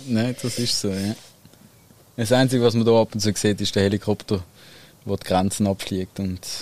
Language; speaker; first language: German; native; German